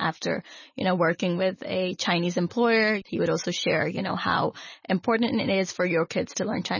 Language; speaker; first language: English; non-native, local second language; Urdu